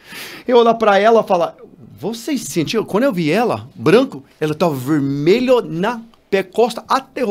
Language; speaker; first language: Portuguese; non-native, learner; English